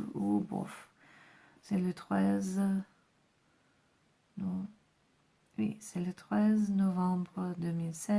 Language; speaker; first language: French; non-native, fluent; English